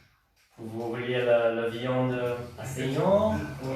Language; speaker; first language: French; non-native, learner; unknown